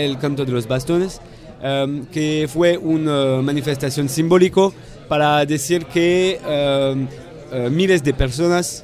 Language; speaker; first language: Spanish; non-native, fluent; French